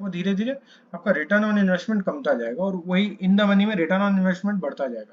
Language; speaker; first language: Hindi; native; Hindi